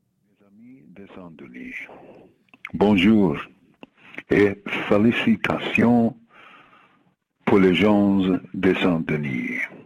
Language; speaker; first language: French; non-native, learner; English